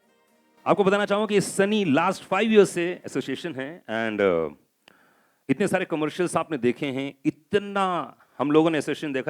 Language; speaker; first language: Hindi; native; Hindi